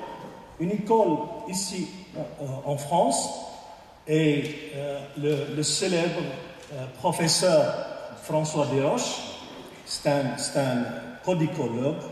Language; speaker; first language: French; non-native, local second language; Arabic